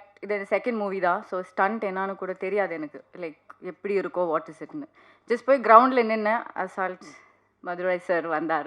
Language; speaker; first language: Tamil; non-native, learner; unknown